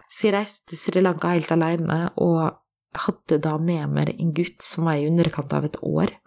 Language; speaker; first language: Norwegian; native; Norwegian